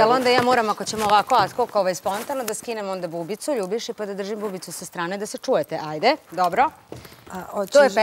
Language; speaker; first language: Serbian; native; Serbian